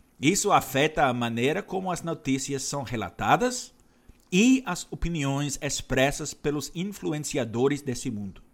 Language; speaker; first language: Portuguese; non-native, fluent; English